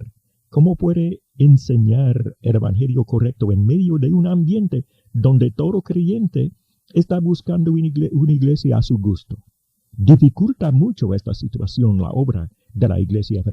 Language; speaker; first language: Spanish; native; Spanish